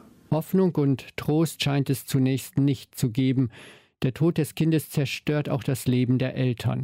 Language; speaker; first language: German; native; German